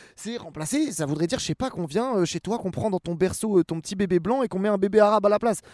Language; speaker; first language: French; native; French